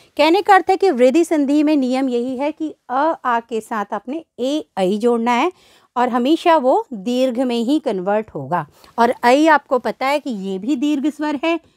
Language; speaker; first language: Hindi; native; Hindi